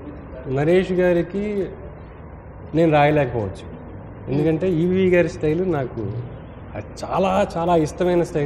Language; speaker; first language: Telugu; native; Telugu